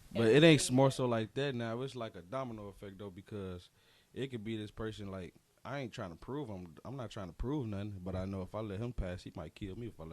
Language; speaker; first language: English; native; English